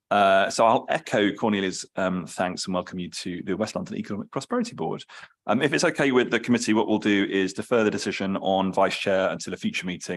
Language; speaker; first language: English; native; English